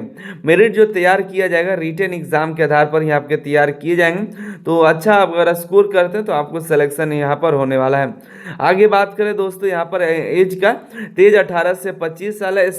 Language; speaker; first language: Hindi; native; Hindi